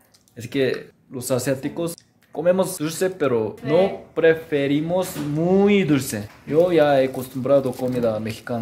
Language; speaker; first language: Spanish; non-native, learner; Korean